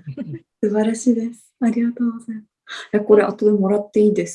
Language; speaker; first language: Japanese; non-native, fluent; Russian